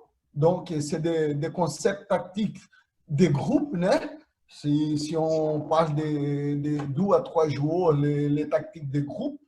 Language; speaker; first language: French; non-native, fluent; Portuguese